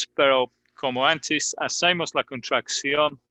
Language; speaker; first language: Spanish; non-native, fluent; English